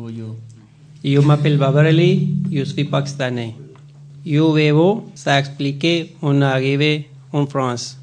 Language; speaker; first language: French; non-native, learner; Urdu